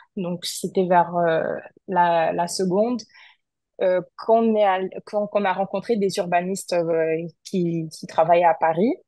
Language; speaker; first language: French; non-native, fluent; Portuguese